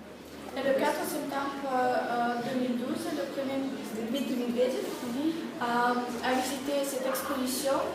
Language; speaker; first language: French; non-native, learner; Russian